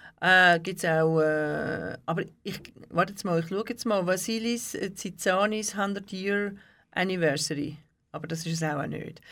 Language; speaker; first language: German; early bilingual, other home language; Turkish